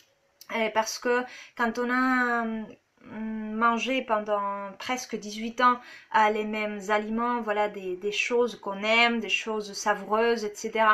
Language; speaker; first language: French; non-native, fluent; Spanish